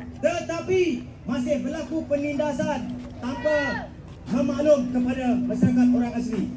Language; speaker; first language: Malay; non-native, local second language; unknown